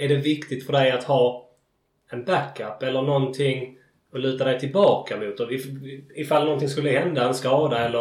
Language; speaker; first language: Swedish; native; Swedish